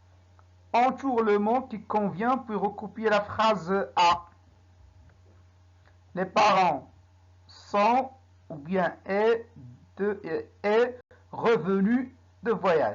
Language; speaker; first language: French; non-native, local second language; Arabic